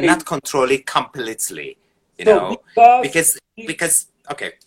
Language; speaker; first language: English; non-native, fluent; Persian